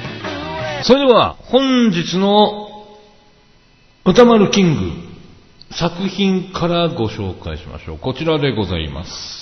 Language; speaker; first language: Japanese; native; Japanese